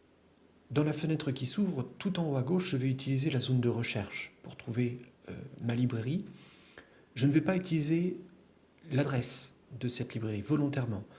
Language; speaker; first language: French; native; French